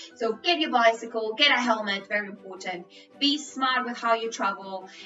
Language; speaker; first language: English; non-native, fluent; Spanish